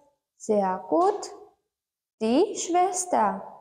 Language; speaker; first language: German; non-native, learner; Turkmen